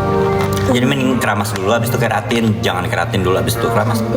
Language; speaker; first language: Indonesian; native; Indonesian